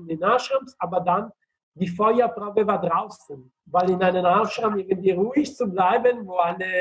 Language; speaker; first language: German; non-native, fluent; Italian